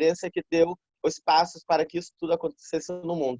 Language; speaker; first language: Portuguese; native; Portuguese